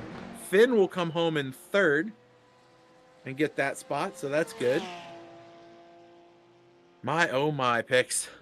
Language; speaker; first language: English; native; English